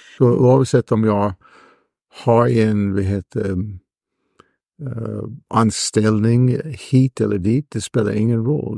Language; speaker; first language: Swedish; non-native, fluent; English